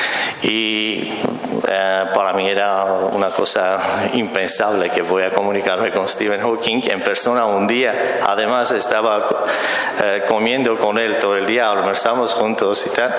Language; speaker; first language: Spanish; non-native, fluent; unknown